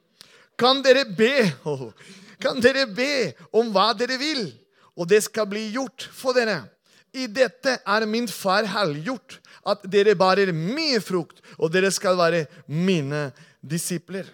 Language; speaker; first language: Norwegian; non-native, fluent; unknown